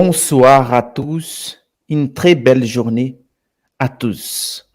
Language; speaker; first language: French; non-native, fluent; Portuguese